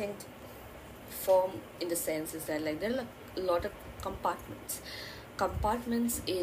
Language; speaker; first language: English; non-native, local second language; Bangla